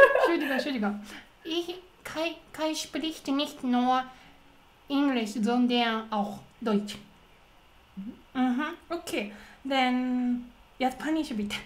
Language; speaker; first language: German; non-native, learner; Japanese